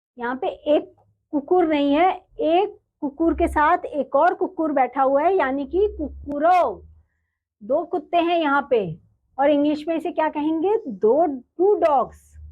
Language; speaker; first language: Hindi; native; Hindi